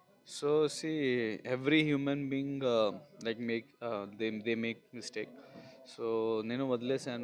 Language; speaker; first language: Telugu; non-native, local second language; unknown